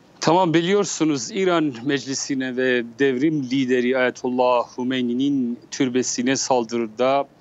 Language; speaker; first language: Turkish; non-native, learner; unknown